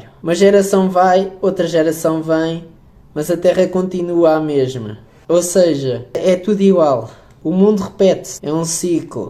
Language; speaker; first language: Portuguese; native; Portuguese